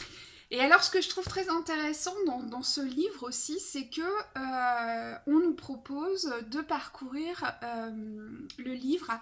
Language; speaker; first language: French; native; French